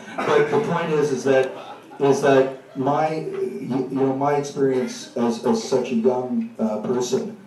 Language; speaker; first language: English; native; English